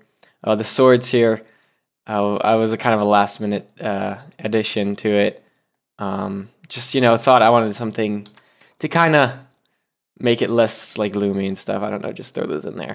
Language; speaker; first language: English; native; English